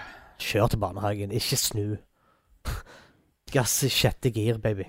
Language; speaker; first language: Norwegian; early bilingual, other home language; Arabic